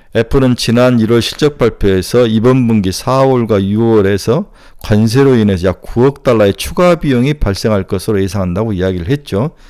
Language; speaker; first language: Korean; native; Korean